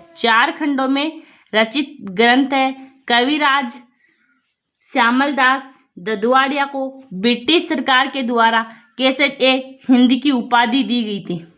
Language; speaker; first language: Hindi; native; Hindi